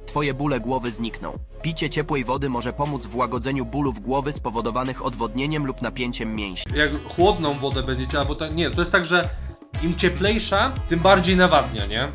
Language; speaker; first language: Polish; native; Polish